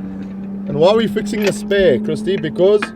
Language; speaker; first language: English; native; English